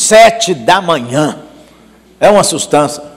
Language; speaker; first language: Portuguese; native; Portuguese